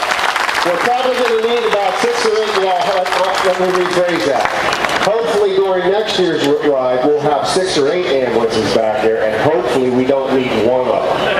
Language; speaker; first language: English; native; English